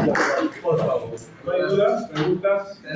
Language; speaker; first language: Spanish; native; Spanish